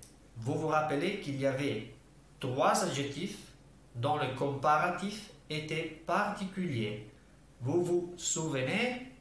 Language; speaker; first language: French; non-native, fluent; Italian